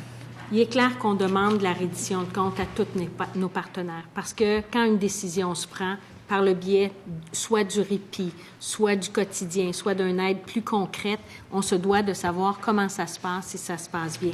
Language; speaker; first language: French; native; French